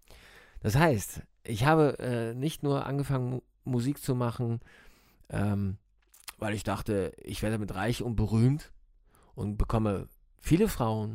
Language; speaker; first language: German; native; German